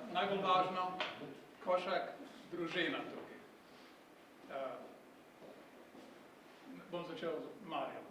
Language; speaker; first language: Slovenian; early bilingual, heritage; Slovenian